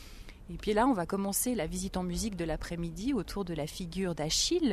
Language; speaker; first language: French; native; French